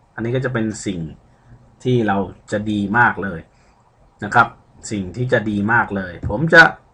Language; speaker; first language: Thai; early bilingual, other home language; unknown